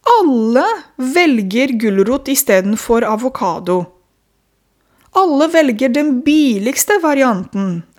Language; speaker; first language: Norwegian; non-native, fluent; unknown